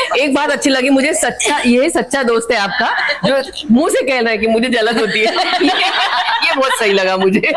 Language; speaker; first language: Hindi; non-native, local second language; Marathi